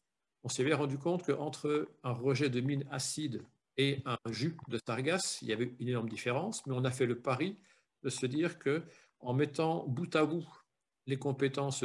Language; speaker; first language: French; native; French